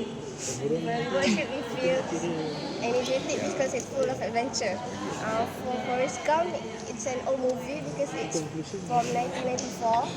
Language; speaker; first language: English; non-native, learner; Malay